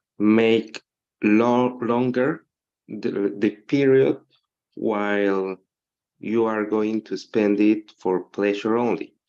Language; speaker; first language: English; non-native, learner; Spanish